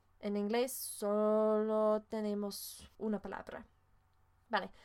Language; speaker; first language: Spanish; non-native, fluent; English